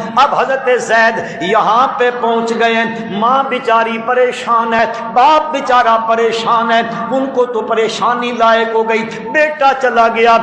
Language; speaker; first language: Urdu; non-native, local second language; Punjabi